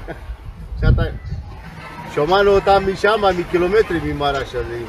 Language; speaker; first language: Hebrew; non-native, learner; Romanian